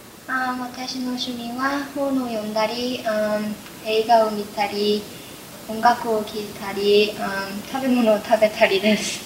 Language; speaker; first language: Japanese; non-native, learner; English